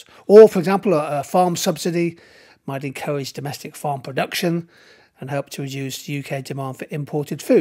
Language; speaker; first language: English; native; English